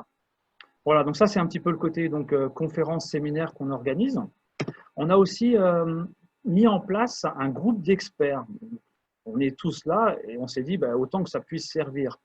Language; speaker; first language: French; native; French